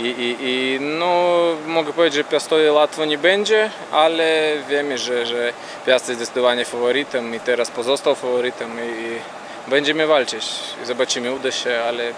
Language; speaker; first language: Polish; non-native, fluent; Latvian